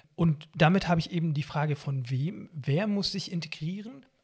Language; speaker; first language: German; non-native, fluent; Arabic